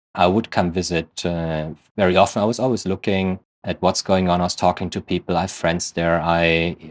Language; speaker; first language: English; non-native, fluent; German